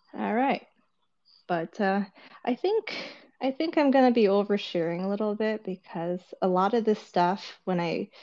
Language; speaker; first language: English; early bilingual, other home language; Korean